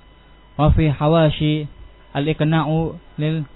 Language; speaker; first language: Arabic; non-native, learner; Indonesian